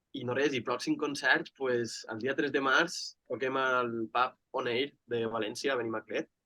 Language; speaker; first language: Catalan; native; Catalan